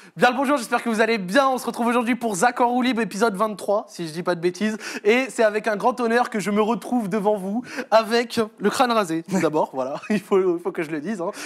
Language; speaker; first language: French; early bilingual, other home language; Arabic